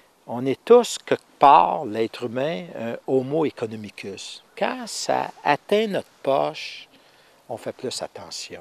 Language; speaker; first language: French; native; French